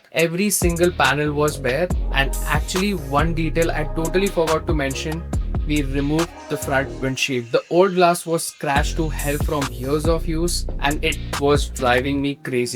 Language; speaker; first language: English; non-native, local second language; Hindi